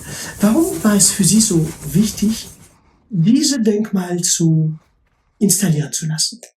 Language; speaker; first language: German; non-native, local second language; French